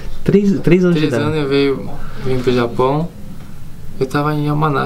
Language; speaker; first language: Portuguese; early bilingual, heritage; Portuguese